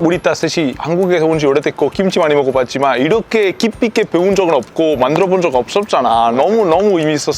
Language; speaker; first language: Korean; non-native, fluent; Italian